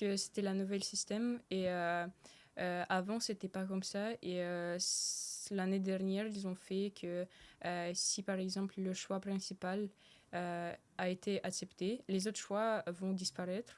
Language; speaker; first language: French; early bilingual, other home language; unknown